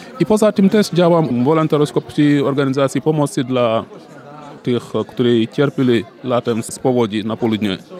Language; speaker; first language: Polish; non-native, fluent; Wolof